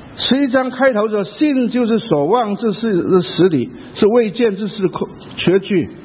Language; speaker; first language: Chinese; non-native, local second language; Cantonese